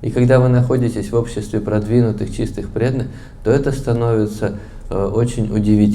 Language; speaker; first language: Russian; native; Russian